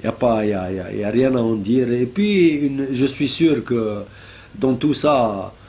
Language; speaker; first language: French; non-native, local second language; Arabic